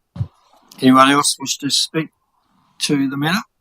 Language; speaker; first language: English; native; English